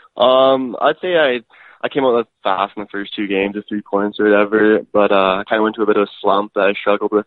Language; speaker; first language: English; native; English